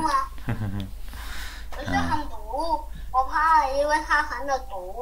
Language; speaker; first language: Chinese; early bilingual, heritage; Chinese